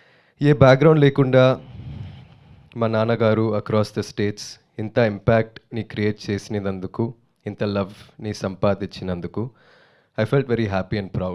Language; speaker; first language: Telugu; non-native, learner; Tamil